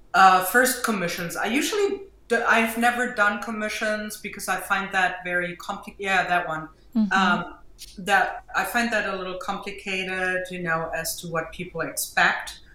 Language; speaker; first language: English; non-native, fluent; German